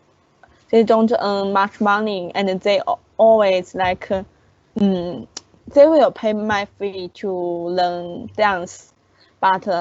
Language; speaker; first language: English; non-native, learner; Chinese